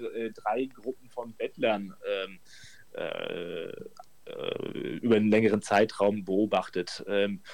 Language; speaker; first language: German; native; German